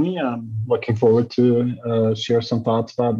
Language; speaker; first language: English; non-native, fluent; German